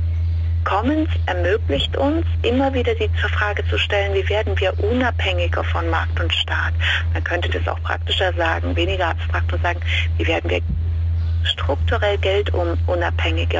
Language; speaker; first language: German; native; German